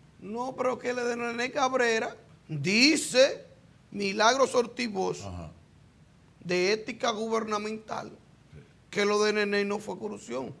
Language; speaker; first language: Spanish; native; Spanish